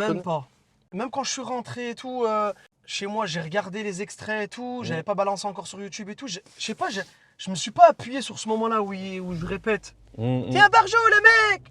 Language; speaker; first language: French; native; French